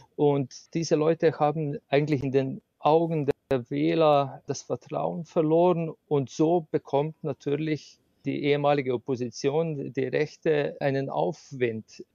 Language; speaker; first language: German; non-native, fluent; Slovenian